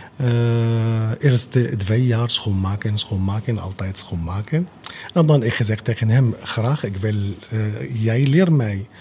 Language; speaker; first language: Dutch; non-native, learner; Arabic